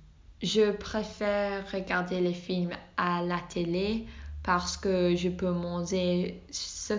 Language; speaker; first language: French; non-native, learner; English